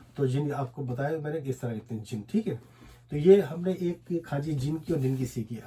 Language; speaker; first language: Urdu; non-native, local second language; Pashto